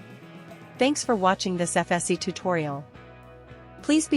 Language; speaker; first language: English; native; English